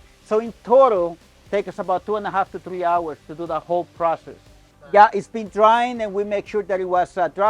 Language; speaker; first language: English; non-native, fluent; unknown